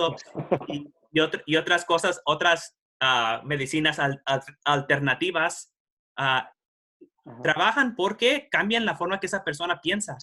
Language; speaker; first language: Spanish; early bilingual, heritage; Spanish